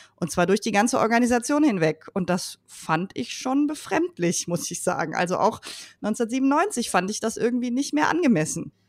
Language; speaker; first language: German; native; German